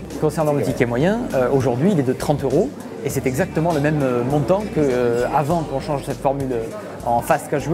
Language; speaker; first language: French; native; French